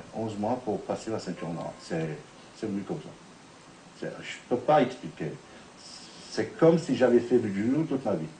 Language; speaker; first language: French; non-native, fluent; Italian